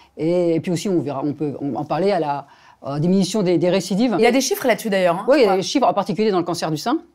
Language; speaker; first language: French; native; French